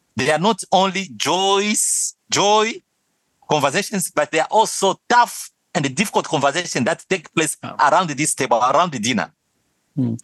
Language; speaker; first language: English; non-native, fluent; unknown